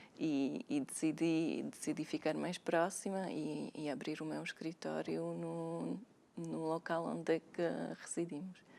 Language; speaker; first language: Portuguese; non-native, fluent; Slovak